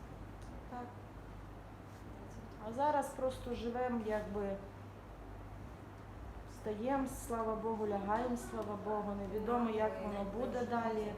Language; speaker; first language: Ukrainian; native; Ukrainian